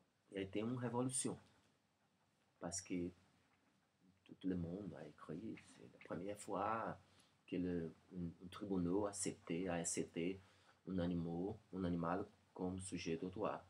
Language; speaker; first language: French; non-native, learner; Portuguese